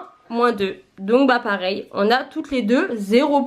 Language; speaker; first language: French; native; French